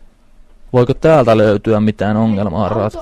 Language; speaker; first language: Finnish; native; Finnish